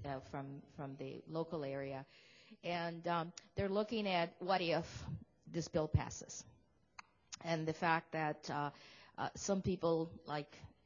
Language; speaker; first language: English; native; English